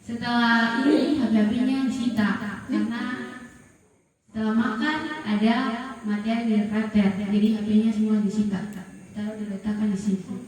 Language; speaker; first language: Indonesian; native; Indonesian